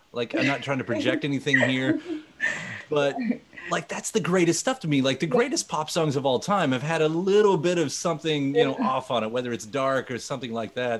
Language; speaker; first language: English; native; English